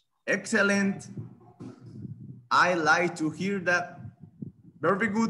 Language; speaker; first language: English; non-native, fluent; Spanish